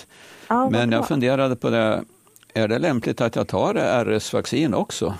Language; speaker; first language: Swedish; native; Swedish